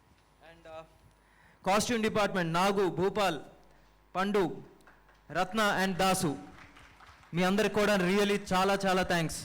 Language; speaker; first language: Telugu; native; Telugu